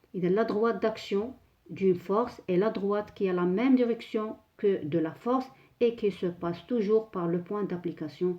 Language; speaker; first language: French; non-native, local second language; Arabic